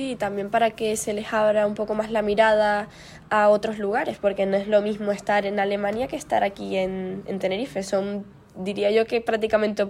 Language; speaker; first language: Spanish; native; Spanish